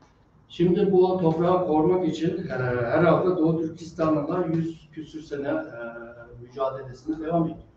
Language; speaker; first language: Turkish; non-native, fluent; Uyghur